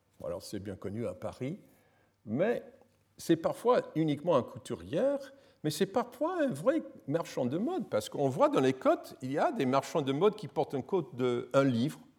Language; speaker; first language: French; non-native, fluent; English